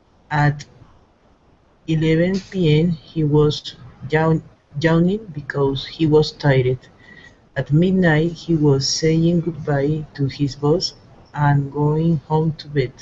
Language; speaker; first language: English; non-native, learner; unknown